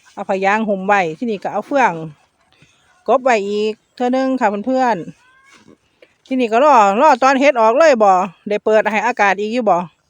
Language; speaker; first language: Thai; native; Thai